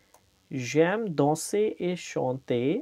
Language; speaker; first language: French; non-native, fluent; Hindi